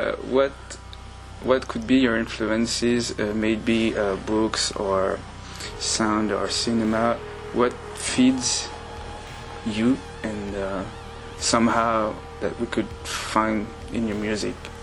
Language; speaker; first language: English; non-native, fluent; French